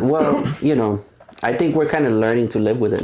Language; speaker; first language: English; native; English